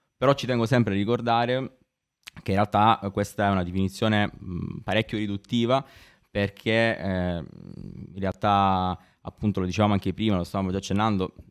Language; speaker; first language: Italian; native; Italian